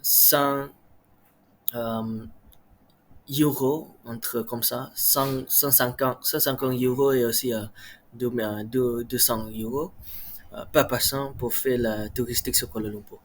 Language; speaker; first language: French; non-native, learner; Malay